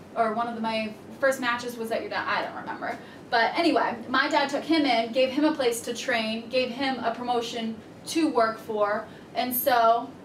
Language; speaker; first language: English; native; English